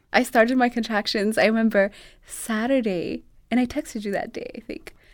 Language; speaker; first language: English; non-native, local second language; Amharic